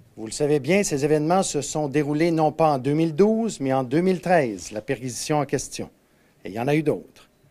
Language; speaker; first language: French; native; French